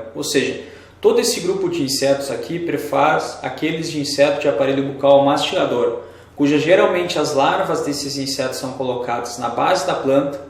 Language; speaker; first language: Portuguese; native; Portuguese